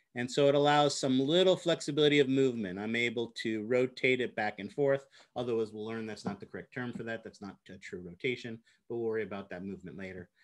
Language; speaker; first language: English; native; English